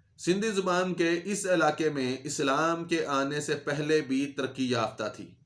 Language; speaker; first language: Urdu; non-native, local second language; Punjabi